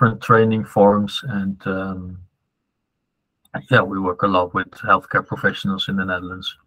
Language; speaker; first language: English; non-native, fluent; Dutch